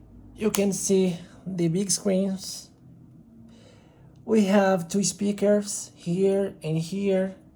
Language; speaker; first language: English; non-native, learner; Portuguese